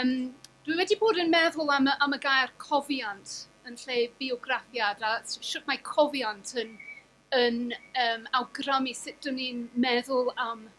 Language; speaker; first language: Welsh; non-native, fluent; English